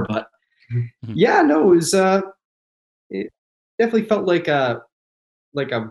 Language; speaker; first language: English; native; English